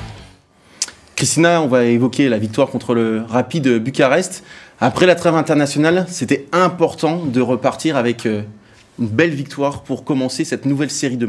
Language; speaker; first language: French; native; French